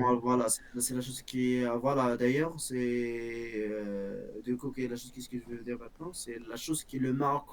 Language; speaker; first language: French; non-native, local second language; Berber languages